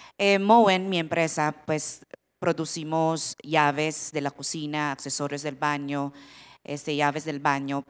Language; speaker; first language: Spanish; non-native, fluent; Filipino